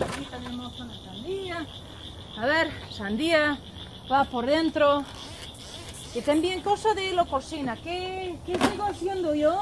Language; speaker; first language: Spanish; non-native, learner; English